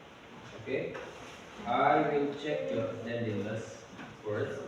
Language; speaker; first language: English; non-native, learner; Indonesian